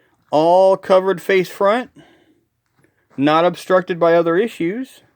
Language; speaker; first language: English; native; English